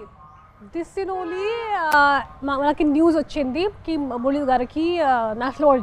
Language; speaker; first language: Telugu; non-native, fluent; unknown